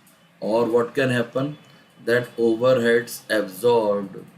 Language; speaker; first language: English; non-native, local second language; Hindi